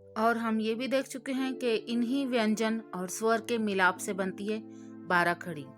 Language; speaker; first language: Urdu; native; Urdu